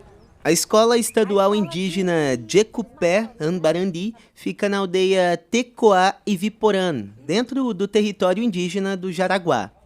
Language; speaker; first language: Portuguese; native; Portuguese